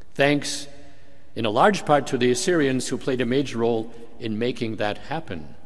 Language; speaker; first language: English; native; English